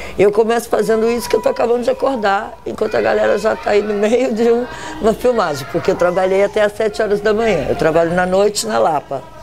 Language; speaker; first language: Portuguese; native; Portuguese